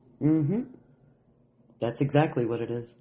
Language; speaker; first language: English; native; English